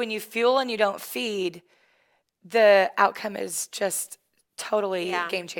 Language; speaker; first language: English; native; English